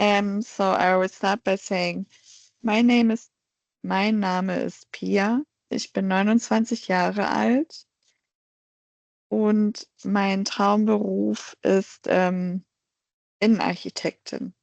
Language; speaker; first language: German; non-native, fluent; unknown